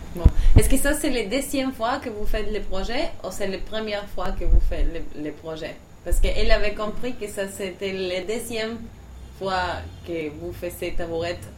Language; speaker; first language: French; non-native, fluent; Spanish